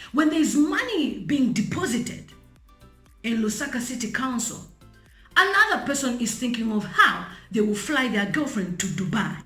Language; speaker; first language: English; non-native, local second language; Bemba